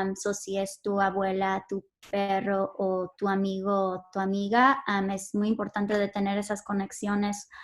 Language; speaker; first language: Spanish; early bilingual, heritage; Spanish